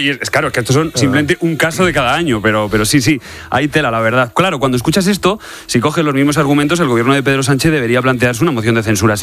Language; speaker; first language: Spanish; native; Spanish